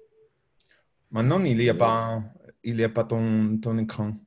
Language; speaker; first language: French; non-native, learner; Spanish